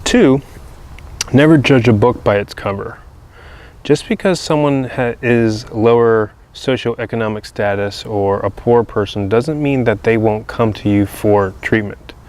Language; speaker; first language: English; native; English